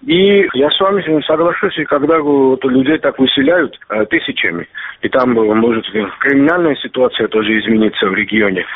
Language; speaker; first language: Russian; non-native, local second language; Georgian